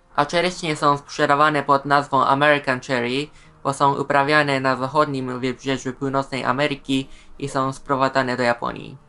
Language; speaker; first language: Polish; non-native, fluent; Japanese